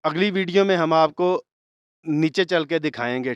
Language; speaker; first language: Urdu; non-native, local second language; Punjabi